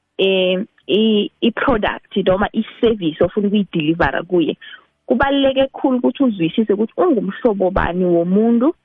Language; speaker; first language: Zulu; non-native, local second language; South Ndebele